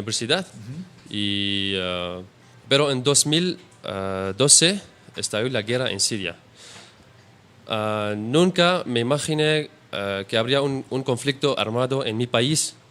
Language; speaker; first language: Spanish; non-native, learner; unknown